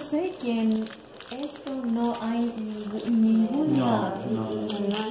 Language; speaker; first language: Spanish; non-native, learner; Russian